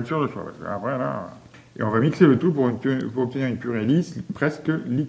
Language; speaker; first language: French; native; French